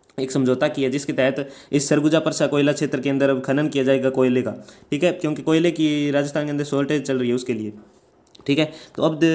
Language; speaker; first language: Hindi; native; Hindi